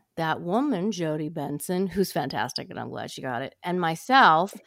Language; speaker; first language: English; native; English